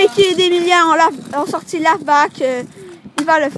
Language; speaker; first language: French; native; French